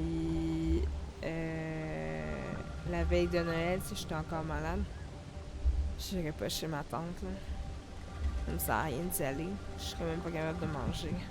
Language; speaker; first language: French; native; French